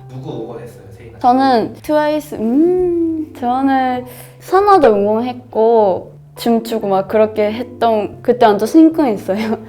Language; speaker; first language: Korean; non-native, fluent; Japanese